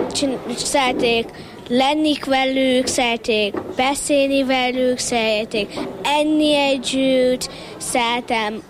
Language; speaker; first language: Hungarian; early bilingual, heritage; English